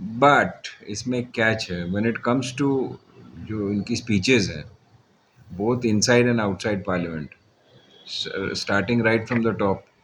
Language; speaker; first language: Hindi; native; Hindi